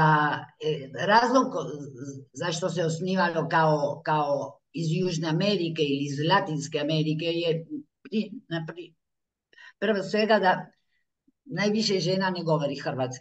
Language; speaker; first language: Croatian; early bilingual, heritage; Croatian